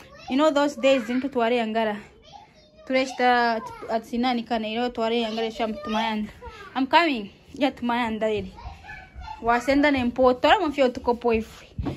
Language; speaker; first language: English; native; English